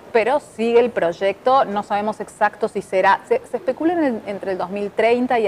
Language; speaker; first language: Spanish; native; Spanish